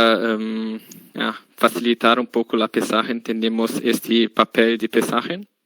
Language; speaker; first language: Spanish; non-native, learner; German